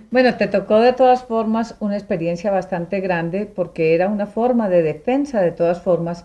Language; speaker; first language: Spanish; native; Spanish